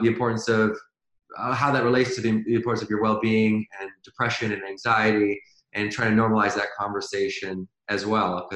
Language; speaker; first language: English; native; English